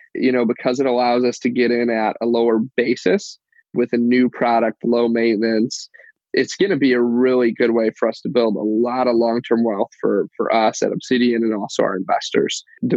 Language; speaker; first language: English; native; English